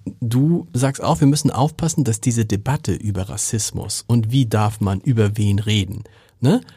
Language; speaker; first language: German; native; German